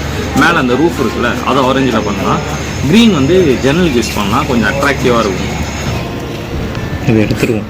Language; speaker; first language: Tamil; native; Tamil